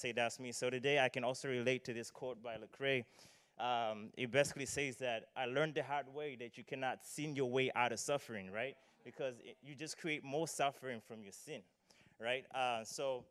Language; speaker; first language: English; non-native, local second language; Nyanja